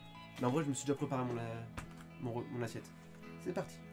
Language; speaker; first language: French; native; French